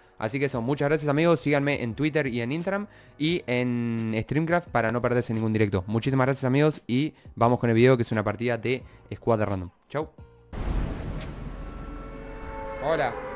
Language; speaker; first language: Spanish; native; Spanish